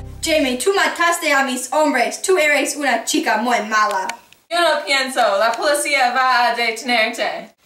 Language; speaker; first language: Spanish; non-native, learner; English